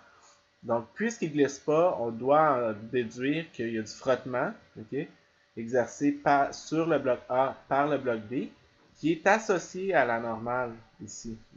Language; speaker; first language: French; native; French